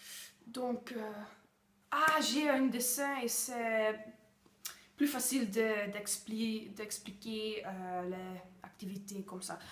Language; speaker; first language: French; non-native, learner; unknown